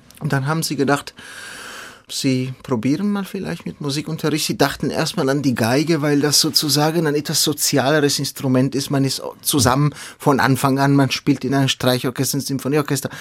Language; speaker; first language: German; non-native, local second language; Italian